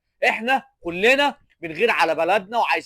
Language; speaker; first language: Arabic; native; Arabic